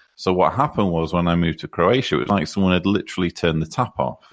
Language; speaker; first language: English; native; English